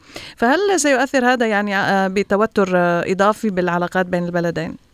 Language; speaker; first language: Arabic; native; Arabic